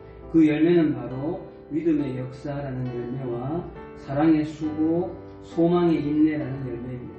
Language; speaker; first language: Korean; native; Korean